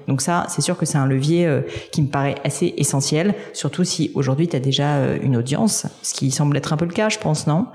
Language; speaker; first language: French; native; French